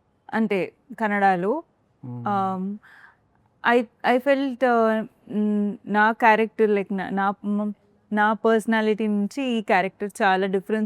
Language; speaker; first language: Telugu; non-native, learner; Kannada